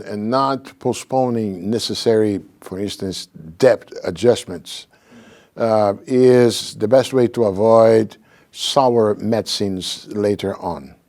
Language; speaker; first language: English; non-native, fluent; Portuguese